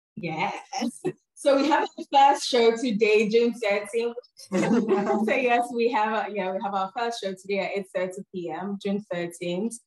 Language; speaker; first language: English; non-native, local second language; Yoruba